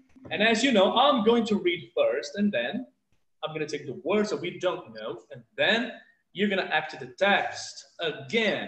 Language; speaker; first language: English; non-native, fluent; Portuguese